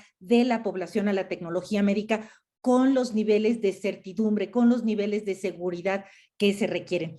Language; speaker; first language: Spanish; native; Spanish